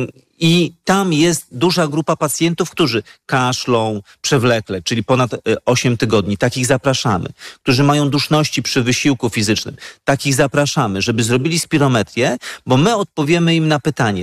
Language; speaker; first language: Polish; native; Polish